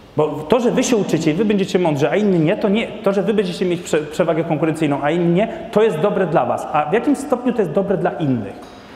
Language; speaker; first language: Polish; non-native, fluent; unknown